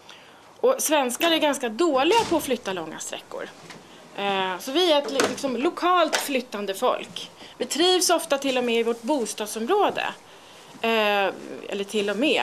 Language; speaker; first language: Swedish; native; Swedish